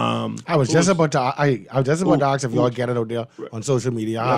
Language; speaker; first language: English; native; English